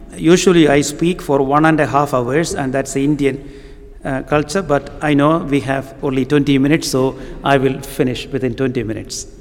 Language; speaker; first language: English; non-native, local second language; Malayalam